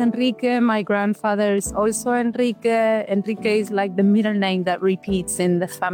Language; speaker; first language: English; non-native, fluent; Spanish